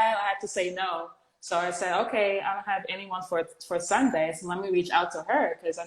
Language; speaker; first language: English; native; English